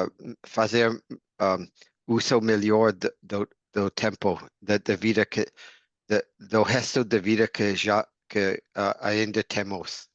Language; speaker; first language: Portuguese; non-native, learner; English